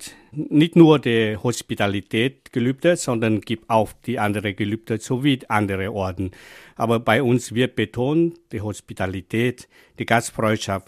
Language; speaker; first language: German; non-native, fluent; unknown